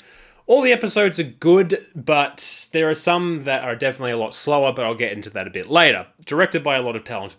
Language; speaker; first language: English; native; English